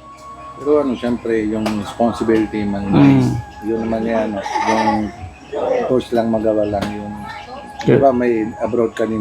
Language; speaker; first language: Filipino; non-native, learner; Punjabi